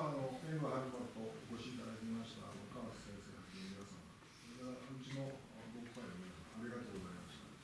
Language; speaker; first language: Japanese; native; Japanese